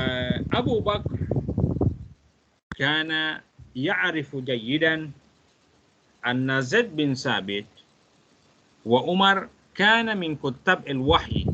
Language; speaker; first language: Arabic; non-native, fluent; Malay